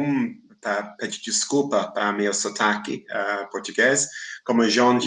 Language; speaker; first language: Portuguese; non-native, fluent; English